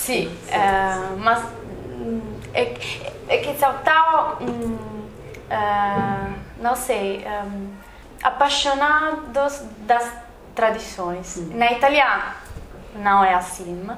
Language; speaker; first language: Portuguese; non-native, learner; Italian